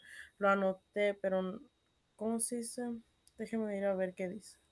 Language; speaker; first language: Spanish; early bilingual, heritage; Spanish